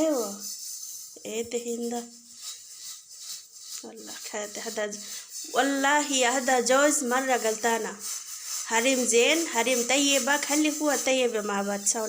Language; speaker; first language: Arabic; non-native, learner; Bangla